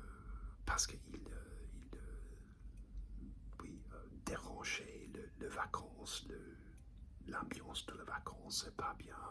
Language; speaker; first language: French; non-native, learner; English